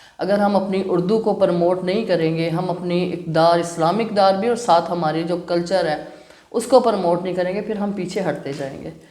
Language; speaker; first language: Urdu; non-native, local second language; Punjabi